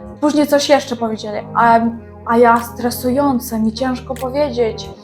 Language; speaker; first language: Polish; non-native, learner; Ukrainian